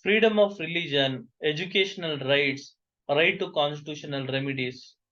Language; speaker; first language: English; non-native, local second language; Kannada